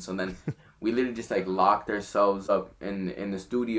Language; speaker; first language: English; non-native, fluent; French